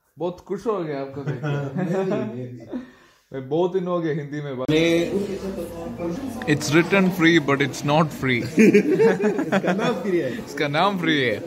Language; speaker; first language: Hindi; non-native, local second language; Malayalam